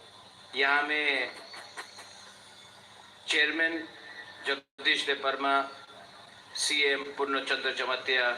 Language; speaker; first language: Hindi; non-native, local second language; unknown